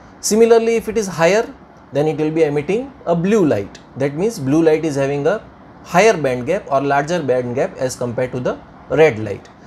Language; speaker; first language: English; non-native, local second language; Gujarati